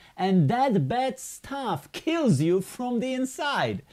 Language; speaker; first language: English; non-native, fluent; Polish